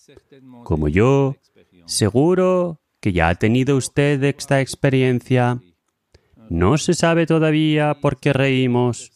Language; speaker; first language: Spanish; native; Spanish